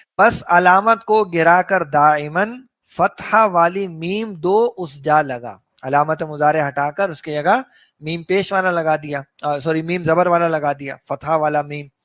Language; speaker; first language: Urdu; native; Urdu